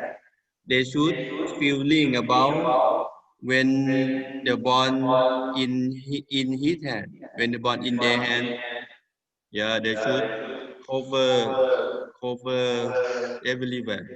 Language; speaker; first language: English; non-native, learner; Thai